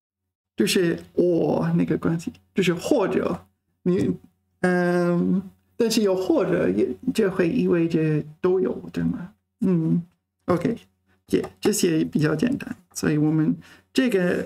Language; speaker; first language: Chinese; non-native, fluent; English